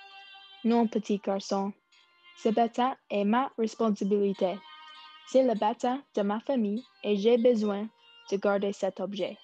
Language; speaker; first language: French; non-native, learner; English